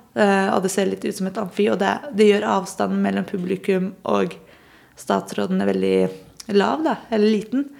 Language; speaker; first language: Norwegian; early bilingual, other home language; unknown